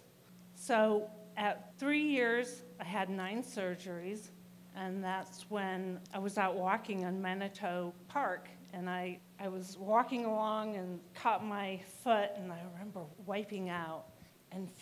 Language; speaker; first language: English; native; English